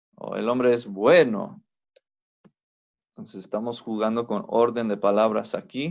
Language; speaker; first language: Spanish; non-native, fluent; English